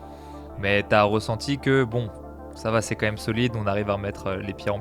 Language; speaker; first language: French; native; French